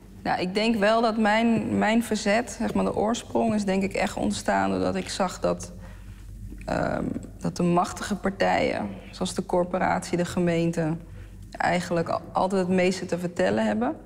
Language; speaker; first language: Dutch; native; Dutch